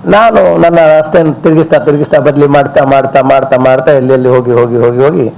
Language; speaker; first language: Kannada; non-native, local second language; Malayalam